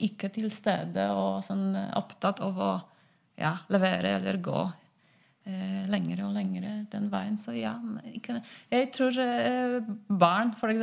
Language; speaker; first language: Norwegian; non-native, fluent; Polish